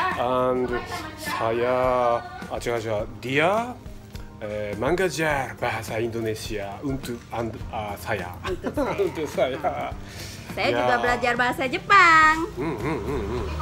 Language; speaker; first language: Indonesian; non-native, learner; Japanese